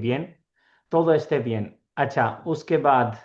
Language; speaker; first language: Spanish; non-native, learner; Urdu